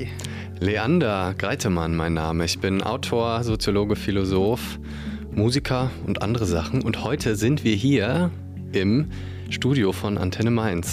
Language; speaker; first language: German; native; German